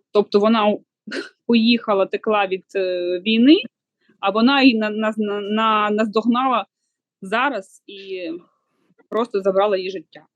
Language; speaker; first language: Ukrainian; non-native, local second language; Russian